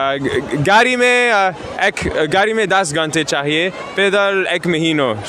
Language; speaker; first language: Hindi; non-native, learner; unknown